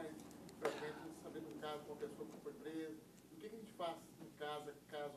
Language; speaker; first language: Portuguese; native; Portuguese